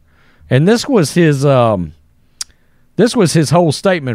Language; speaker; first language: English; native; English